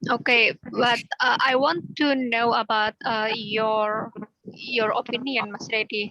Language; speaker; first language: English; non-native, learner; Indonesian